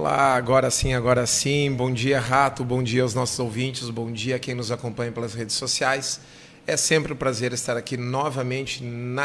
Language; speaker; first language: Portuguese; native; Portuguese